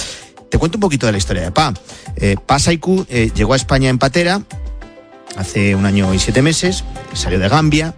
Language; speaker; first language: Spanish; native; Spanish